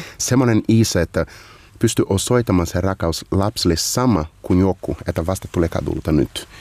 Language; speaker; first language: Finnish; non-native, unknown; Portuguese